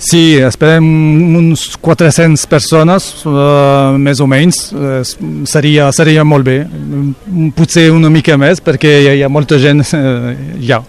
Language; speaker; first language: Catalan; non-native, local second language; French